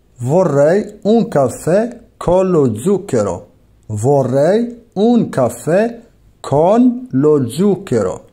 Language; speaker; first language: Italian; non-native, fluent; Arabic